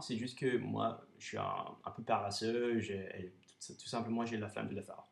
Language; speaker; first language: French; non-native, fluent; English